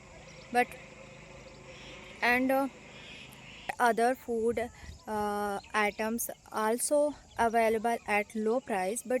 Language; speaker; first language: English; non-native, learner; Hindi